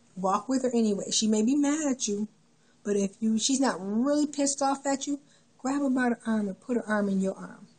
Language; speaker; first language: English; native; English